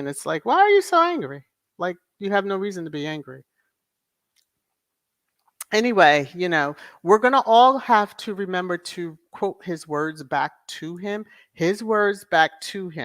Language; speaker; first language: English; native; English